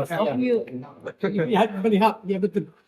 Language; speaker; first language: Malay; non-native, fluent; Turkish